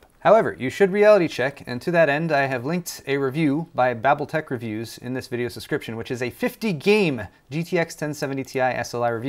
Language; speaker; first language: English; native; English